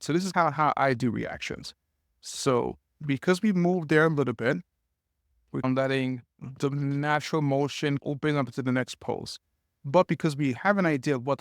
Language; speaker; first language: English; native; English